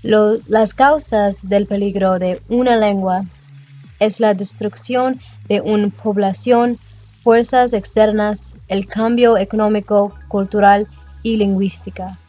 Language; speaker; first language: Spanish; non-native, learner; English